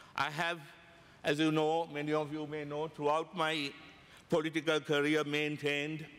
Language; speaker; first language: English; non-native, local second language; Sinhala